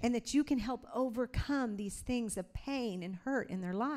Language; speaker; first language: English; native; English